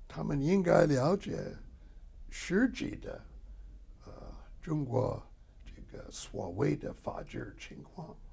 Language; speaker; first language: Chinese; non-native, fluent; English